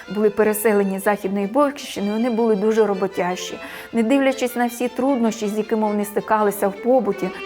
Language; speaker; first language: Ukrainian; native; Ukrainian